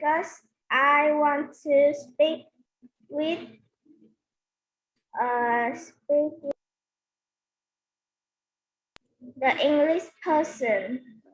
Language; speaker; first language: English; non-native, learner; Vietnamese